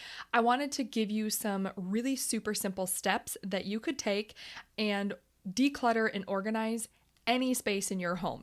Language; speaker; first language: English; native; English